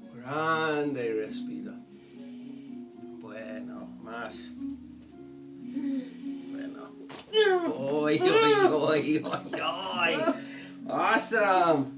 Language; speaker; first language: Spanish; non-native, learner; English